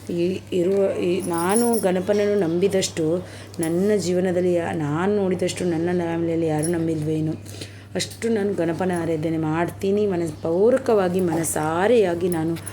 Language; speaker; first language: Kannada; native; Kannada